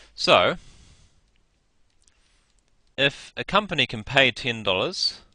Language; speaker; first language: English; native; English